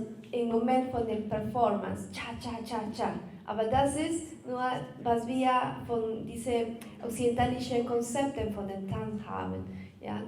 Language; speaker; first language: German; non-native, learner; Spanish